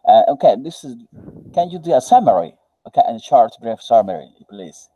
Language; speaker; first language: English; non-native, learner; Spanish